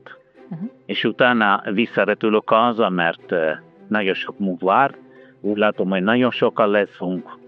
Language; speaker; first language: Hungarian; non-native, fluent; Italian